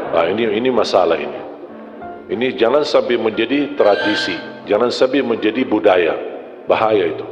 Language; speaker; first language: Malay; non-native, fluent; Arabic